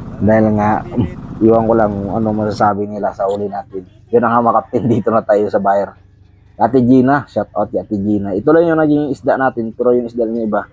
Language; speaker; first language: Filipino; non-native, local second language; Cebuano